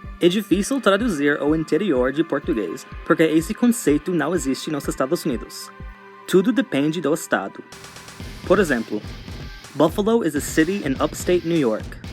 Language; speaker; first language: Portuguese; non-native, fluent; English